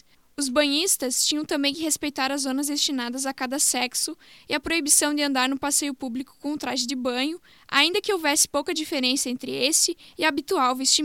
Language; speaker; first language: Portuguese; native; Portuguese